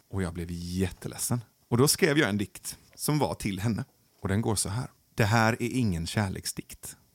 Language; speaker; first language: Swedish; early bilingual, other home language; Persian